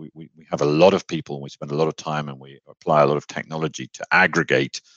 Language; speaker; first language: English; native; English